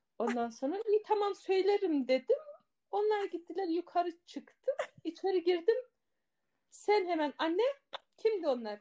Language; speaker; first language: Turkish; native; Turkish